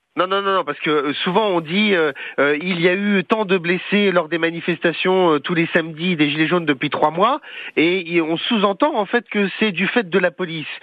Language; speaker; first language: French; native; French